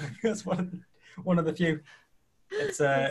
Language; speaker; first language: English; native; English